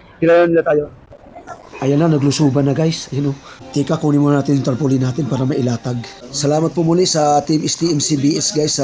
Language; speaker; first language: Filipino; native; Filipino